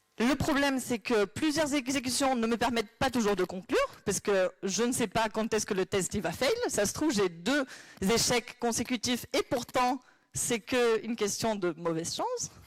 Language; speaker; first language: French; non-native, fluent; Spanish